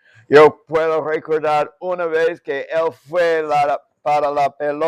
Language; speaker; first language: Spanish; non-native, fluent; English